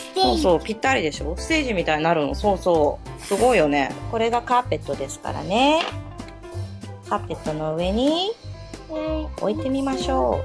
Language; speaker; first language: Japanese; native; Japanese